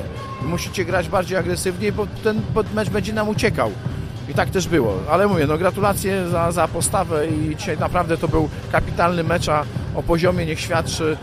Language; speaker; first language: Polish; native; Polish